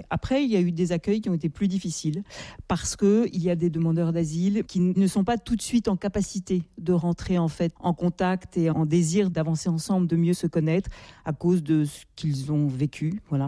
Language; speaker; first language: French; native; French